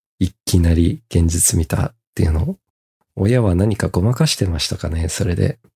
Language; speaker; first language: Japanese; early bilingual, heritage; Japanese